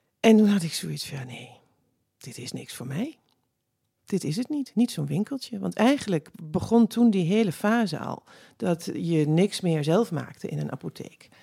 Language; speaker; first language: Dutch; native; Dutch